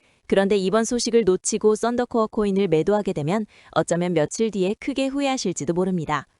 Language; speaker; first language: Korean; native; Korean